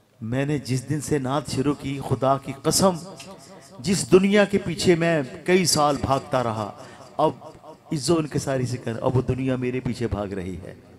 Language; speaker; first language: Urdu; non-native, local second language; Punjabi